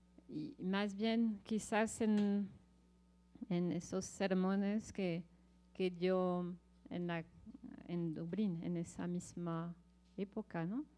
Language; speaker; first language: Spanish; non-native, fluent; French